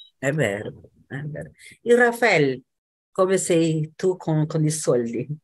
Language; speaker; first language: Italian; non-native, fluent; Portuguese